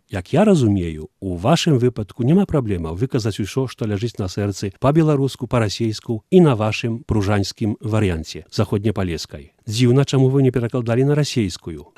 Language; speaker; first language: Belarusian; early bilingual, heritage; Belarusian